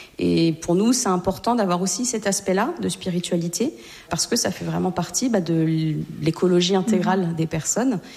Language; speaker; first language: French; native; French